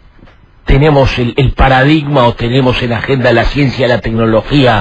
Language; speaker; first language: Spanish; native; Spanish